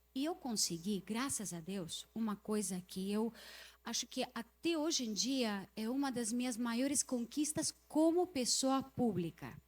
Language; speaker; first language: Portuguese; non-native, fluent; Russian